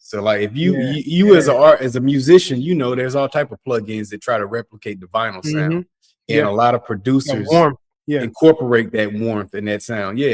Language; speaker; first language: English; native; English